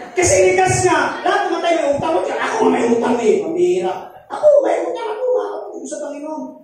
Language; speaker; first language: Filipino; non-native, local second language; Cebuano